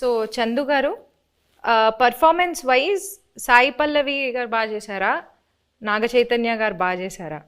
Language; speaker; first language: Telugu; native; Telugu